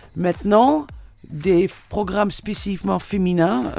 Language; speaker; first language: French; non-native, fluent; Dutch